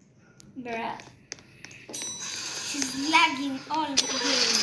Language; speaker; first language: English; non-native, learner; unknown